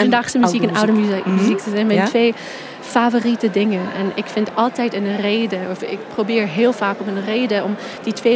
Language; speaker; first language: Dutch; non-native, fluent; English